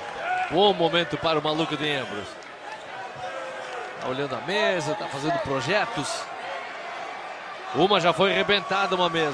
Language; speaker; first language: Portuguese; native; Portuguese